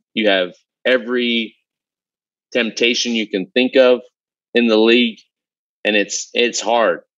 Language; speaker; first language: English; native; English